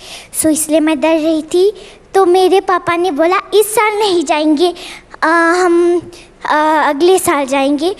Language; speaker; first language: Hindi; non-native, local second language; Bangla